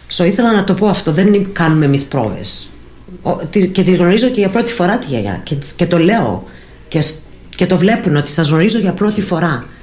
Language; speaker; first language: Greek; early bilingual, heritage; English